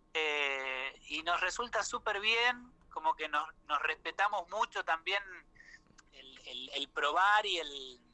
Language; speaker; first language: Spanish; native; Spanish